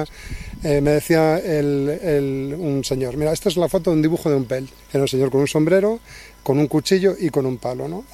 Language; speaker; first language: Spanish; native; Spanish